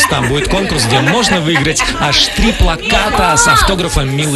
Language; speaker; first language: Russian; native; Russian